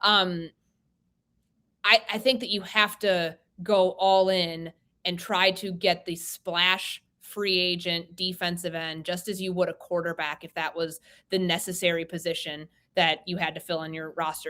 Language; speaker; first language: English; native; English